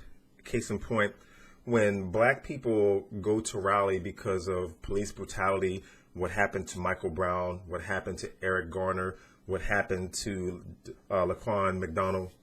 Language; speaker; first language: English; native; English